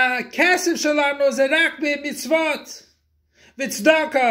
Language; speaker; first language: Hebrew; non-native, fluent; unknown